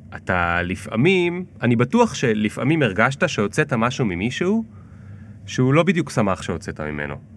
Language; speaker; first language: Hebrew; native; Hebrew